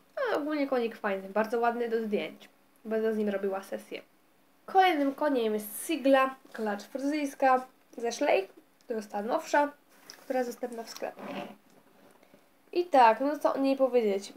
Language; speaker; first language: Polish; native; Polish